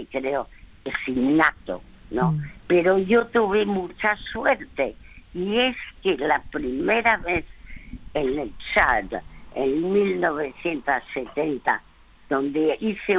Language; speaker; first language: Spanish; early bilingual, other home language; French